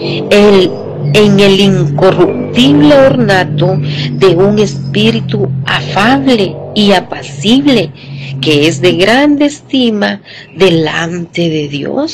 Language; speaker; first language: Spanish; native; Spanish